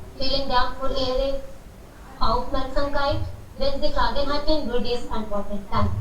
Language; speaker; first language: German; non-native, learner; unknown